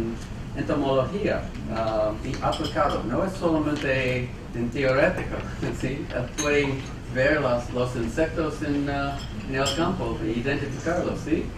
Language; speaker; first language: Spanish; non-native, fluent; English